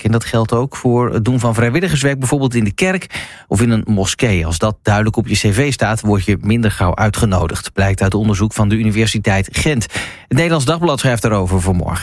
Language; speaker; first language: Dutch; native; Dutch